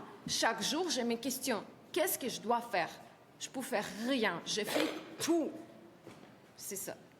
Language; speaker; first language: French; non-native, learner; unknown